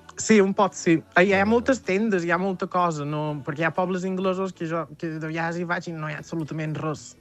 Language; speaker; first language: Catalan; native; Catalan